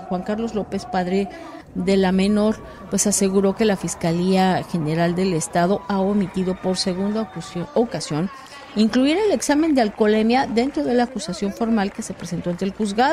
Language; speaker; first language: Spanish; native; Spanish